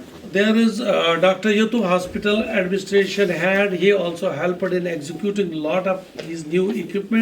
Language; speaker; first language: English; non-native, local second language; Kashmiri